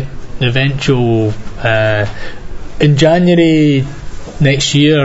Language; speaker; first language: English; native; English